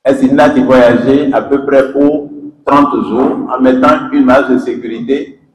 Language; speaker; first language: French; non-native, local second language; Yoruba